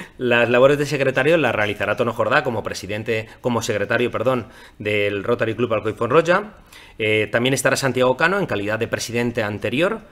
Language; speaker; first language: Spanish; non-native, local second language; Catalan